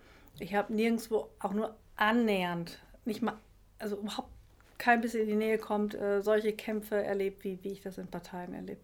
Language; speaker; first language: German; native; German